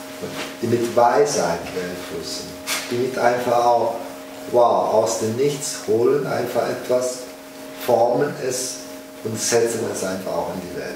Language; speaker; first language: German; non-native, fluent; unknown